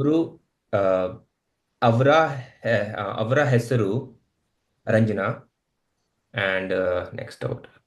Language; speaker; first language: Kannada; non-native, learner; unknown